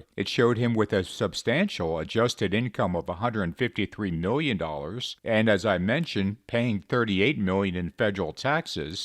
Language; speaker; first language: English; native; English